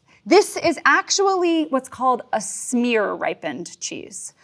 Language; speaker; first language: English; native; English